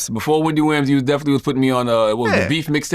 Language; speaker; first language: English; native; English